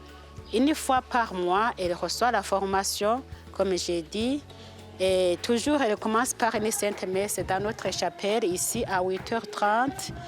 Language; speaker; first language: French; non-native, local second language; Rundi